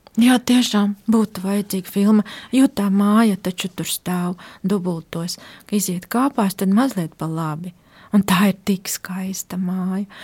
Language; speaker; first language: Latvian; native; Latvian